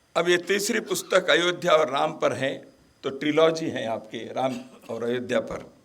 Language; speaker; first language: Hindi; non-native, local second language; Kannada